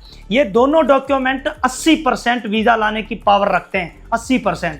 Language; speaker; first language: Hindi; native; Hindi